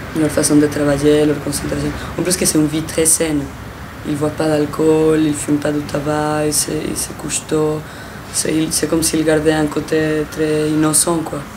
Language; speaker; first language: French; non-native, fluent; Spanish